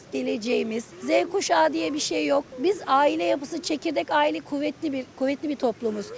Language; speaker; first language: Turkish; native; Turkish